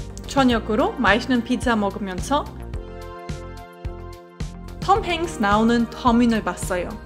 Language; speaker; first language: Korean; non-native, fluent; German